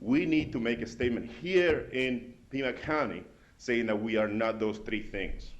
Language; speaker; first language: English; non-native, fluent; Spanish